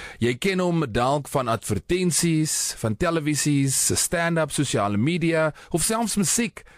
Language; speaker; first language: Afrikaans; native; Afrikaans